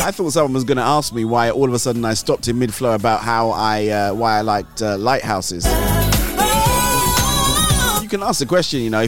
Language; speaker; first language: English; non-native, local second language; Yoruba